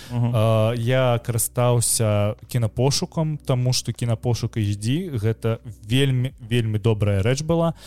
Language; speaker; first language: Belarusian; non-native, local second language; Russian